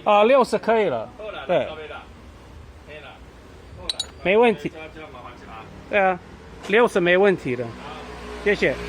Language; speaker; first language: Chinese; non-native, fluent; English